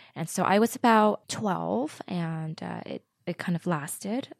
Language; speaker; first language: English; early bilingual, other home language; Vietnamese